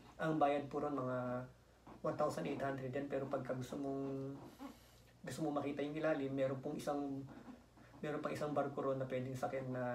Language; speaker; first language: Filipino; native; Filipino